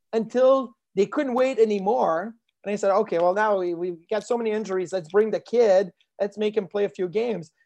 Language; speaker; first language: English; native; English